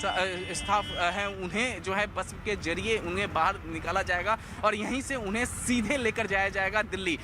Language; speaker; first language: Hindi; native; Hindi